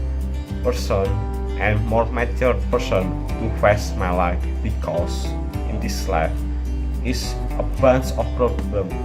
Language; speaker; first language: English; non-native, learner; Indonesian